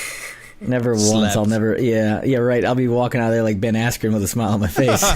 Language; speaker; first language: English; native; English